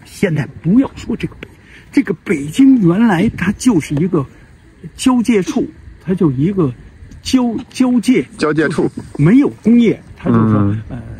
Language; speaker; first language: Chinese; native; Chinese